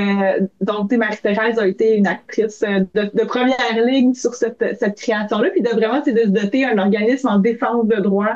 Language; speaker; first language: French; native; French